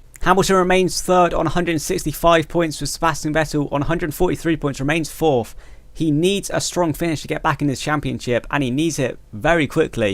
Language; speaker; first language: English; native; English